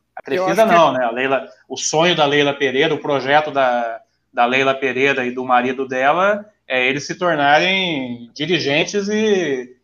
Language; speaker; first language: Portuguese; native; Portuguese